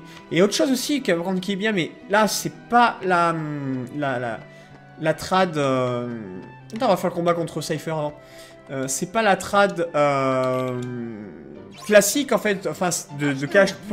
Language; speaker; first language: French; native; French